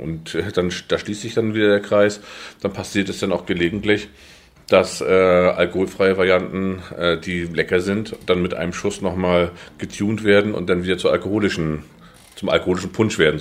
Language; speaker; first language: German; native; German